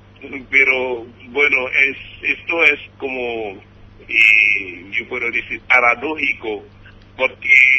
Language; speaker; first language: Spanish; non-native, fluent; Haitian Creole